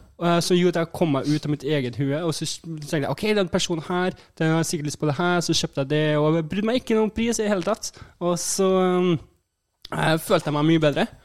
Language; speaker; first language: Norwegian; native; Norwegian